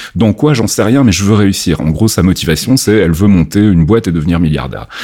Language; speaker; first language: French; native; French